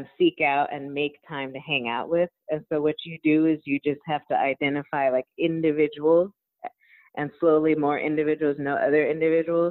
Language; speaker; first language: English; native; English